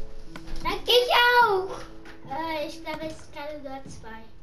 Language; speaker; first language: German; non-native, learner; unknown